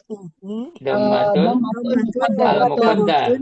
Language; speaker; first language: Arabic; non-native, learner; Indonesian